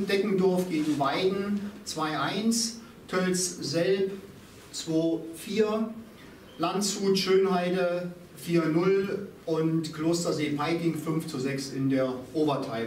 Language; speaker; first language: German; native; German